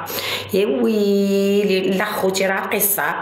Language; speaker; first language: Arabic; native; Arabic